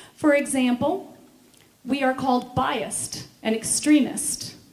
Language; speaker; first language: English; native; English